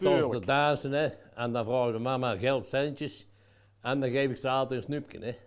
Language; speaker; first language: Dutch; native; Dutch